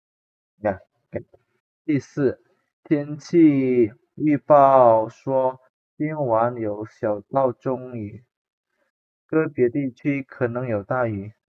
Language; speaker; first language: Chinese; non-native, fluent; Indonesian